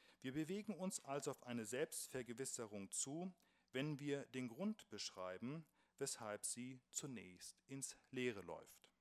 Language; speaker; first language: German; native; German